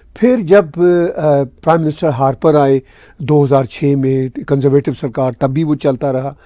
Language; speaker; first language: Urdu; native; Urdu